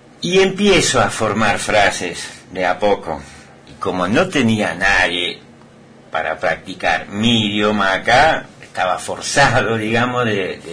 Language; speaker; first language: Spanish; non-native, fluent; Dutch